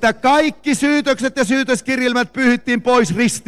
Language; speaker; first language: Finnish; native; Finnish